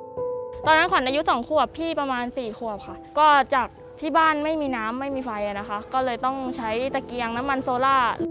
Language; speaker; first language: Thai; native; Thai